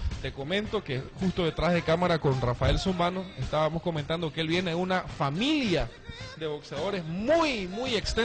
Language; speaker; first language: Spanish; native; Spanish